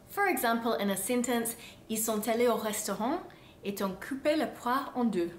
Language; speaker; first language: French; non-native, fluent; English